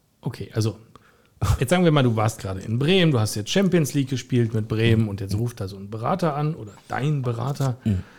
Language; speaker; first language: German; native; German